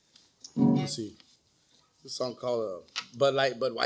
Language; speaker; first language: English; native; English